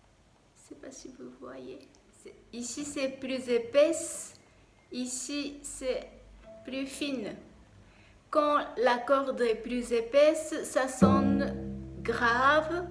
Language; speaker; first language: French; non-native, fluent; Japanese